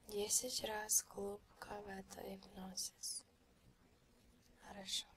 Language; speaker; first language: Russian; early bilingual, heritage; Russian